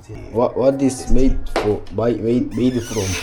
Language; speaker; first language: English; non-native, learner; Korean